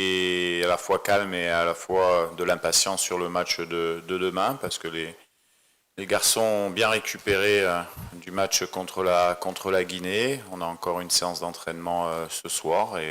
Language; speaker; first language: French; native; French